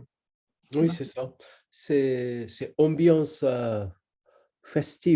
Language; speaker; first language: French; non-native, learner; Japanese